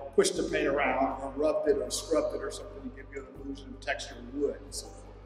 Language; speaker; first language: English; native; English